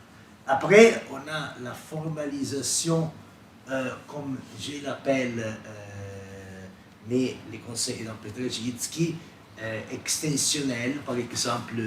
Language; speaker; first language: French; non-native, fluent; Italian